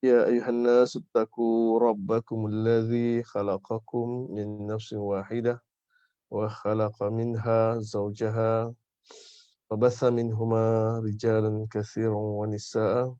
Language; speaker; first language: Arabic; non-native, fluent; Malay